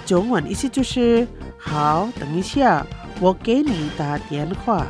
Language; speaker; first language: Chinese; non-native, fluent; Indonesian